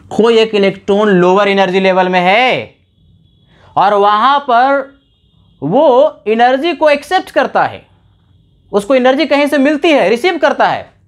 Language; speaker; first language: Hindi; native; Hindi